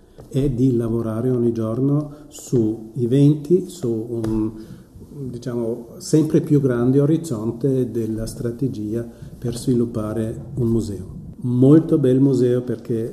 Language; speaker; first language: Italian; non-native, fluent; German